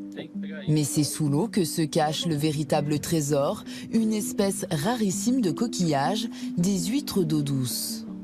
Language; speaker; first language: French; native; French